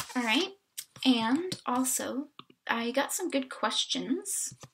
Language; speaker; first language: English; native; English